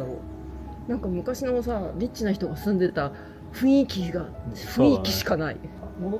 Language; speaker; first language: Japanese; native; Japanese